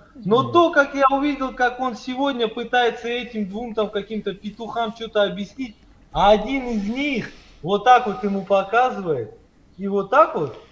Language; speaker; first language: Russian; native; Russian